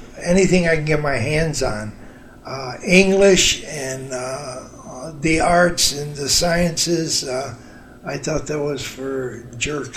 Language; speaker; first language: English; native; English